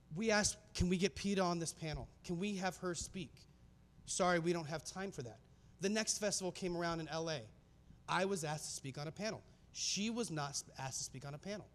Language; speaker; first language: English; native; English